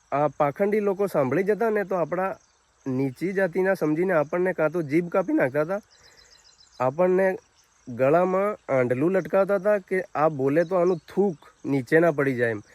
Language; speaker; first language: Gujarati; native; Gujarati